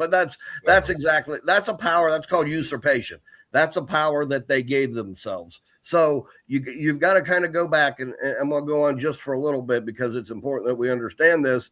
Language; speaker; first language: English; native; English